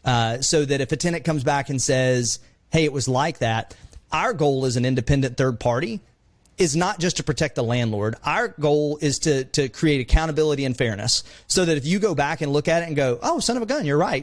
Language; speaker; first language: English; native; English